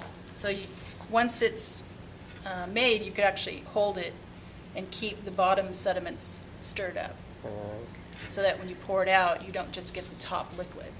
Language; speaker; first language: English; native; English